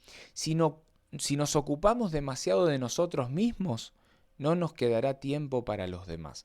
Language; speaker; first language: Spanish; native; Spanish